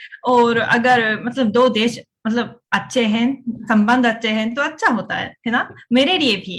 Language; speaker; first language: Hindi; non-native, fluent; Japanese